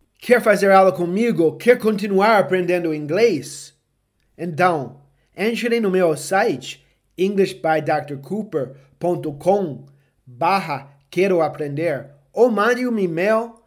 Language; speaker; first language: Portuguese; non-native, fluent; English